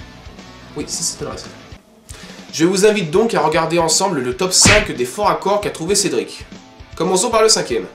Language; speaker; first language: French; native; French